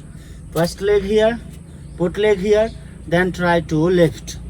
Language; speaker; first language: English; non-native, local second language; Hindi